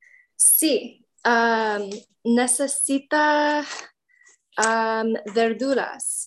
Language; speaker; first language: Spanish; non-native, learner; English